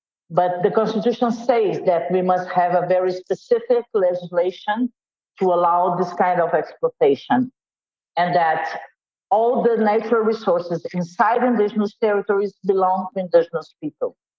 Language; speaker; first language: English; non-native, fluent; Portuguese